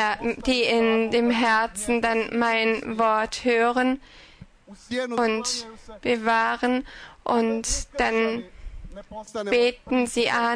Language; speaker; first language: German; non-native, fluent; Croatian